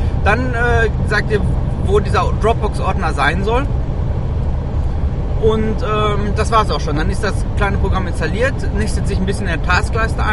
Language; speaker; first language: German; native; German